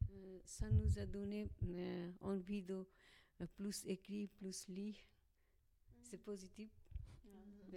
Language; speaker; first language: French; non-native, learner; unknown